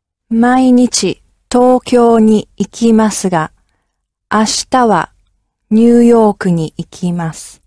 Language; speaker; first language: Japanese; non-native, learner; English